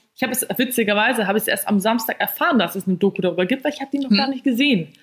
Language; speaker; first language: German; native; German